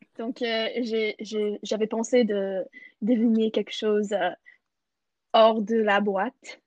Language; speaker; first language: French; non-native, learner; English